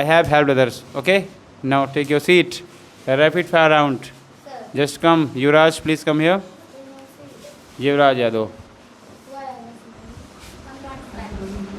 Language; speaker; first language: English; non-native, fluent; Hindi